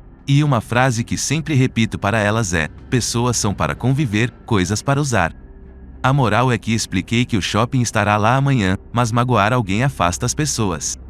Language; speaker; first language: Portuguese; native; Portuguese